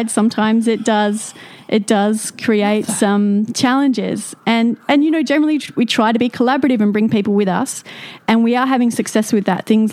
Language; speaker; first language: English; native; English